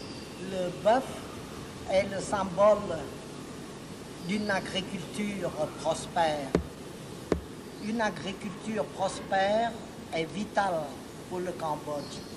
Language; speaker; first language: French; non-native, local second language; Khmer